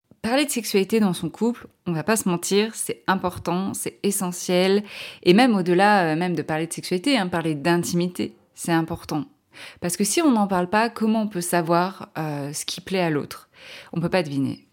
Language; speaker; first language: French; native; French